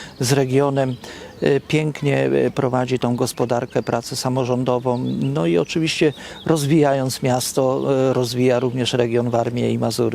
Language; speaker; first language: Polish; native; Polish